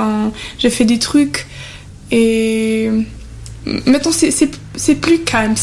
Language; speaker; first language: French; non-native, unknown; German